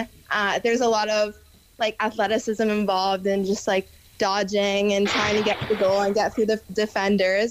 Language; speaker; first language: English; native; English